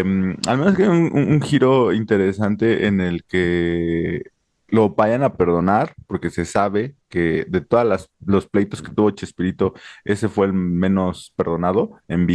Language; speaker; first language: Spanish; native; Spanish